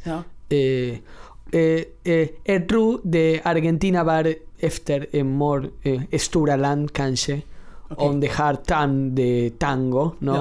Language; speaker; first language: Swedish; non-native, learner; Spanish